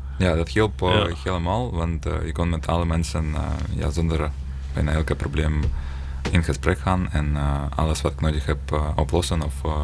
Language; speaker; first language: Dutch; non-native, learner; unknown